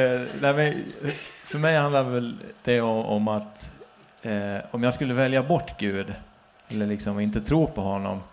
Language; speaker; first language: Swedish; native; Swedish